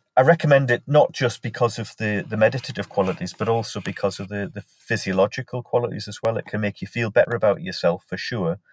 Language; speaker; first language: English; native; English